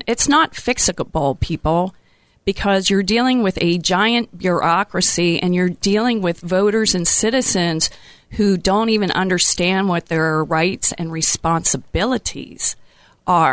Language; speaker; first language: English; native; English